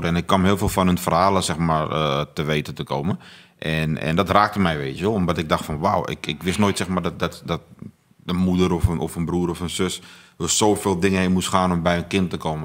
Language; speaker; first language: Dutch; native; Dutch